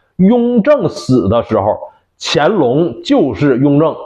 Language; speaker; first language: Chinese; native; Chinese